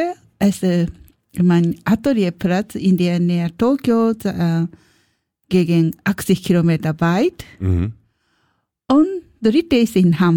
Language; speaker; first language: German; non-native, learner; Japanese